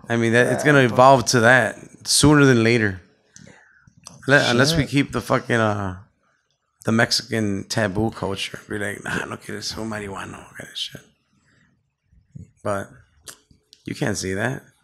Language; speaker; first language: English; early bilingual, other home language; Spanish